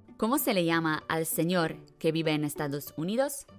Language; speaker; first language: Spanish; non-native, fluent; Polish